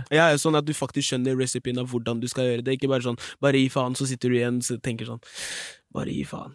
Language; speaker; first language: Norwegian; early bilingual, other home language; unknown